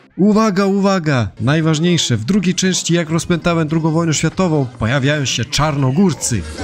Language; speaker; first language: Polish; non-native, fluent; Serbian